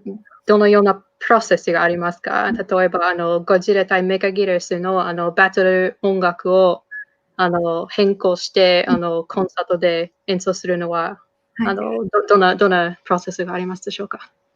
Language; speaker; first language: Japanese; non-native, fluent; English